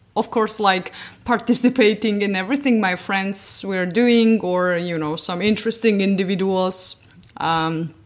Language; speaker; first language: English; non-native, fluent; Georgian